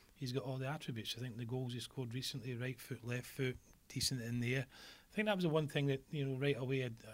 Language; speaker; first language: English; native; English